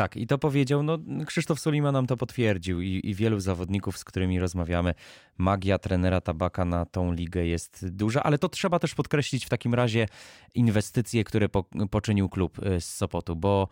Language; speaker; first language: Polish; native; Polish